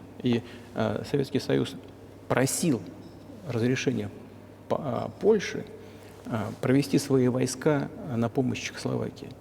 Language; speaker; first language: Russian; native; Russian